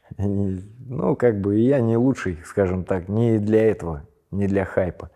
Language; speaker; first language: Russian; native; Russian